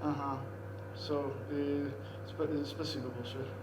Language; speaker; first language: Russian; non-native, learner; English